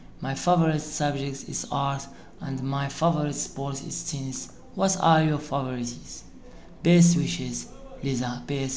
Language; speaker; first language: English; non-native, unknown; Arabic